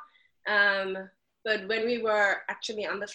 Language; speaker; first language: English; non-native, local second language; Xhosa